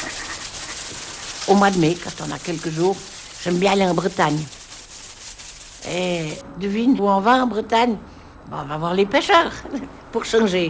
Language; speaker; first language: French; native; French